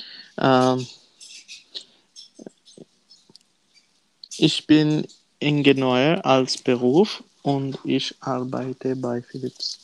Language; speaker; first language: German; non-native, learner; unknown